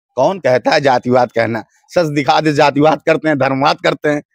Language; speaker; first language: Hindi; native; Hindi